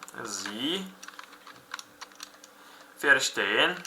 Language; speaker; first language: German; non-native, fluent; Uzbek